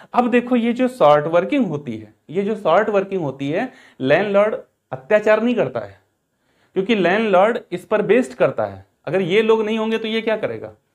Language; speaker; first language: Hindi; native; Hindi